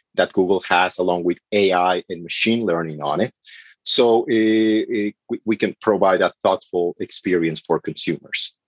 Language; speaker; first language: English; non-native, fluent; Spanish